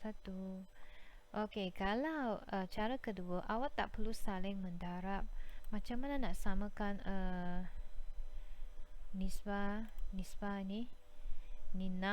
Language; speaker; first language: Malay; native; Malay